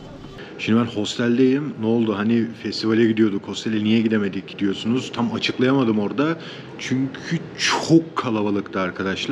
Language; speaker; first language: Turkish; native; Turkish